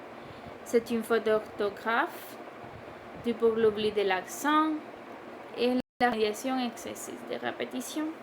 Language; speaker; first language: French; non-native, learner; Spanish